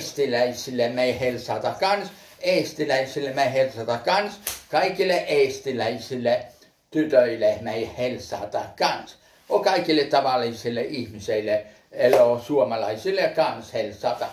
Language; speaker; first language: Finnish; early bilingual, heritage; Finnish